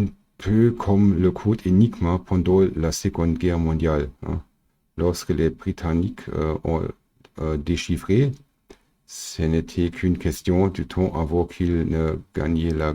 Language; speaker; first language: French; non-native, fluent; German